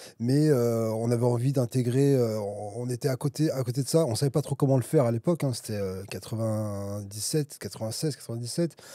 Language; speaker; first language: French; native; French